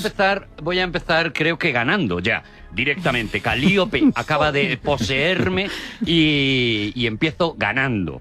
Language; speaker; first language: Spanish; native; Spanish